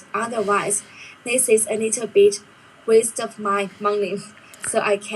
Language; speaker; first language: English; non-native, learner; Chinese